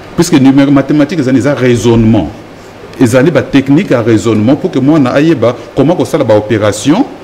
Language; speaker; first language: French; non-native, local second language; Lingala